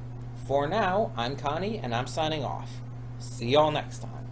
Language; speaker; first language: English; native; English